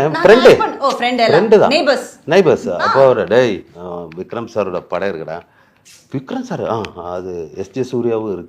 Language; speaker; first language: Tamil; non-native, learner; Malayalam